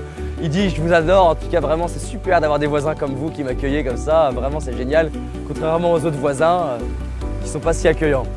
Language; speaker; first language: French; native; French